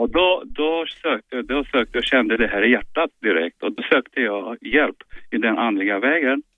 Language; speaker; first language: Swedish; non-native, fluent; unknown